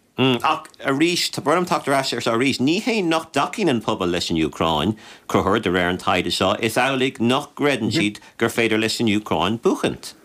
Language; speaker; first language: Irish; native; Irish